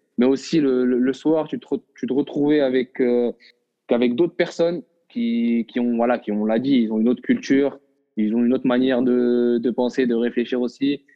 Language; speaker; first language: French; non-native, local second language; Arabic